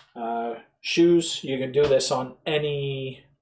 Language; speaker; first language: English; native; English